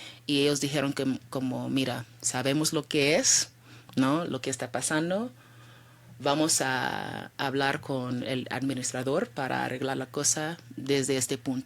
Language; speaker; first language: Spanish; early bilingual, heritage; Spanish